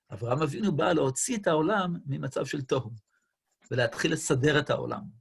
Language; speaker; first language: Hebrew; non-native, fluent; English